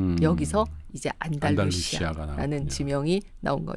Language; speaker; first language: Korean; native; Korean